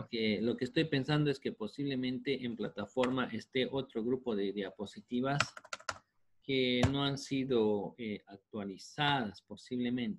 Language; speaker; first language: Spanish; native; Spanish